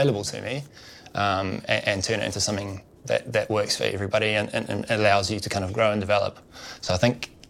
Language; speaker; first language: English; native; English